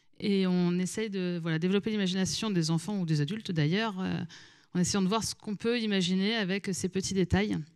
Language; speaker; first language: French; native; French